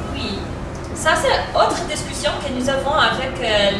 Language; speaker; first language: French; non-native, fluent; English